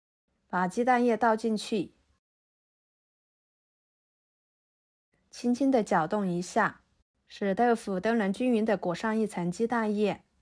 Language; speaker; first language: Chinese; native; Chinese